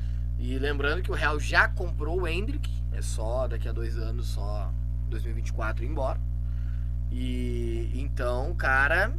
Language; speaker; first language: Portuguese; native; Portuguese